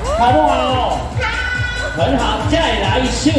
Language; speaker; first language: Chinese; non-native, learner; Thai